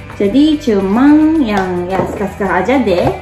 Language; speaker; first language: Indonesian; non-native, learner; Japanese